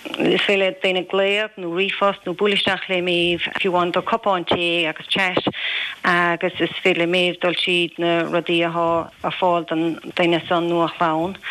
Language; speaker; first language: Irish; native; Irish